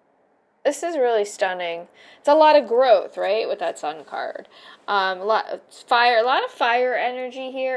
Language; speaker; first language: English; native; English